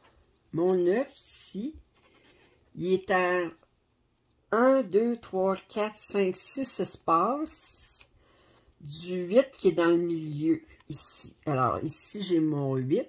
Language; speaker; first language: French; native; French